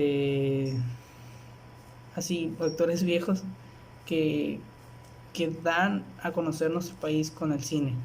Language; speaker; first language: Spanish; native; Spanish